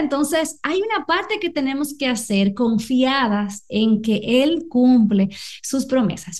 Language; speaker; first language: Spanish; native; Spanish